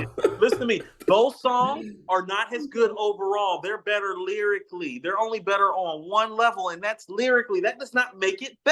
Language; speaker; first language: English; native; English